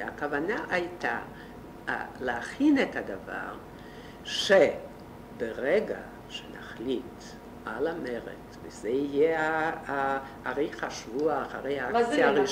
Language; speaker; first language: Hebrew; non-native, fluent; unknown